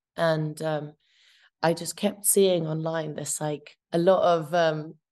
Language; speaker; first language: English; early bilingual, other home language; Albanian